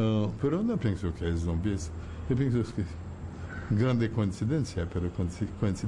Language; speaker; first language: Spanish; non-native, fluent; Haitian Creole